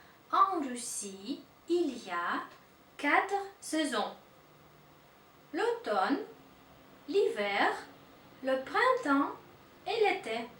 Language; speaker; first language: French; non-native, fluent; Russian